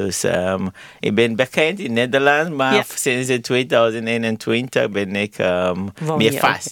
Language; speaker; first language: Dutch; non-native, learner; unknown